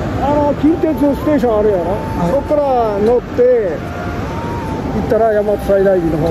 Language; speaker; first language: Japanese; native; Japanese